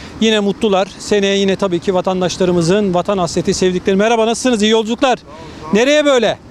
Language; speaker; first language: Turkish; native; Turkish